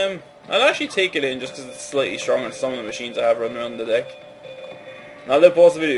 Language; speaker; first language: English; native; English